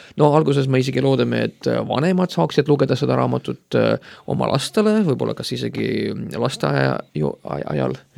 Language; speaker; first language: Estonian; non-native, local second language; Russian